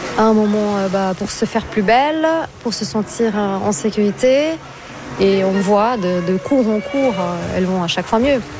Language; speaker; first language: French; non-native, fluent; Portuguese